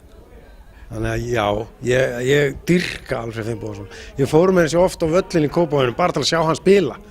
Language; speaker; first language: Icelandic; native; Icelandic